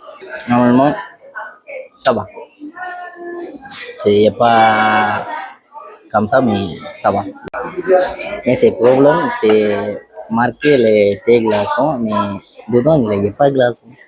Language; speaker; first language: French; non-native, learner; Tamil